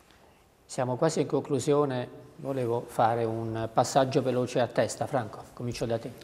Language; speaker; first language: Italian; native; Italian